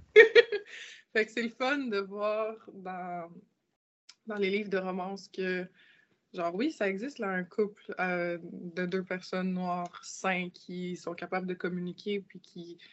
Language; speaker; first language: French; native; French